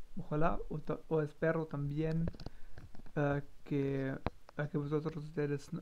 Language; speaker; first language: Spanish; non-native, learner; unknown